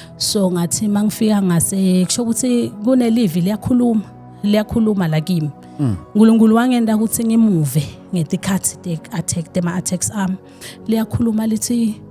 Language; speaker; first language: Zulu; non-native, local second language; Swati